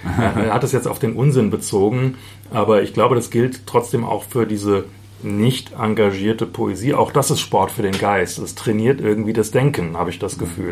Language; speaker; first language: German; native; German